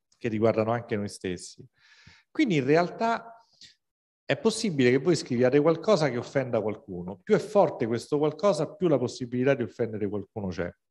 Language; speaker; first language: Italian; native; Italian